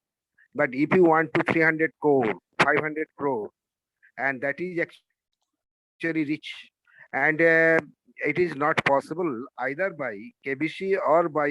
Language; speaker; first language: English; non-native, learner; Hindi